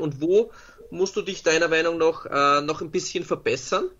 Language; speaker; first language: German; native; German